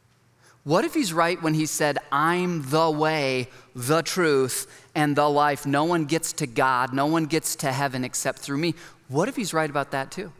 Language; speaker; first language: English; native; English